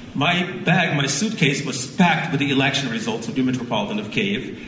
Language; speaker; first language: English; non-native, fluent; Ukrainian